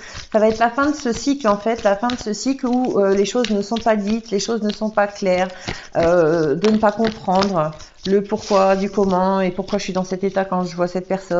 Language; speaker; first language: French; native; French